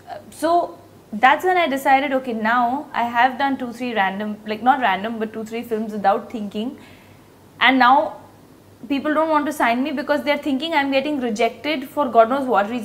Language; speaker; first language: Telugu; non-native, local second language; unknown